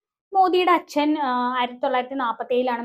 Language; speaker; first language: Malayalam; native; Malayalam